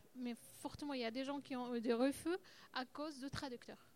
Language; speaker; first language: French; non-native, learner; Arabic